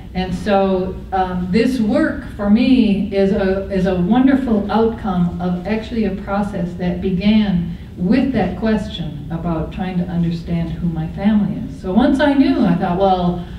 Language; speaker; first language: English; native; English